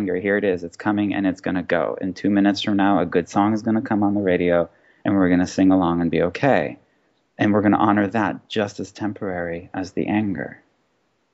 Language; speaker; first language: English; non-native, fluent; Hebrew